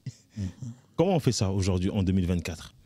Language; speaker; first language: French; native; French